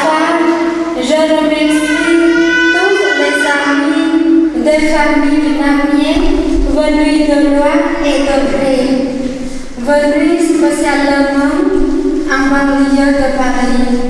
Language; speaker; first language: French; non-native, fluent; Vietnamese